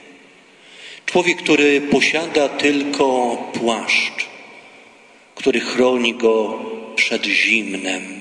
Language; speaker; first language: Polish; native; Polish